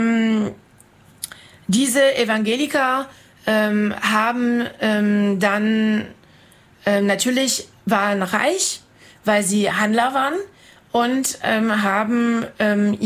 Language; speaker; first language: German; non-native, fluent; French